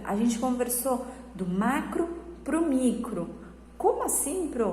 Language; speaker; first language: Portuguese; native; Portuguese